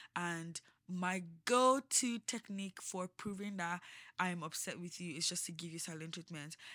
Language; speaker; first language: English; non-native, local second language; Yoruba